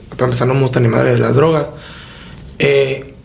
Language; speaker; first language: Spanish; native; Spanish